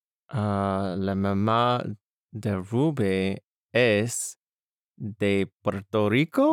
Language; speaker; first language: Spanish; non-native, learner; English